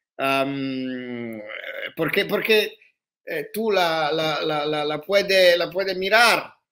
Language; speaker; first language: Spanish; non-native, learner; Italian